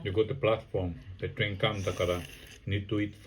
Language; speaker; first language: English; non-native, learner; Japanese